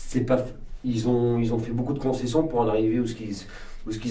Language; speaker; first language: French; native; French